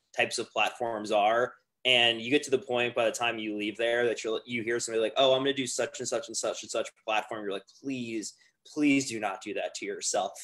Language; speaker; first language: English; native; English